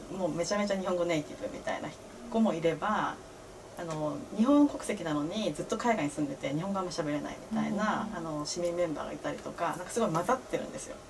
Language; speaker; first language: Japanese; early bilingual, other home language; Korean